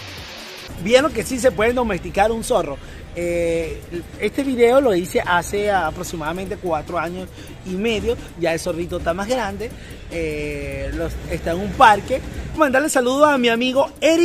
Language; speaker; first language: Spanish; native; Spanish